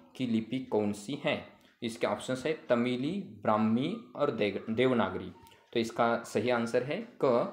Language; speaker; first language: Hindi; non-native, local second language; Marathi